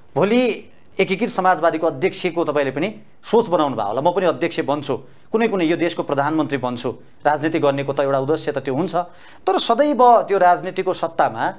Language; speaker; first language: Nepali; native; Nepali